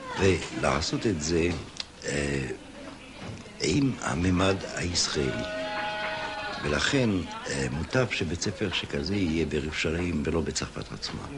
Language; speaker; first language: Hebrew; non-native, fluent; French